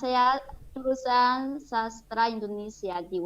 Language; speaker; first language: Indonesian; non-native, fluent; Chinese